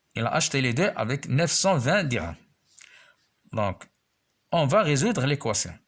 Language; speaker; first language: French; non-native, local second language; Arabic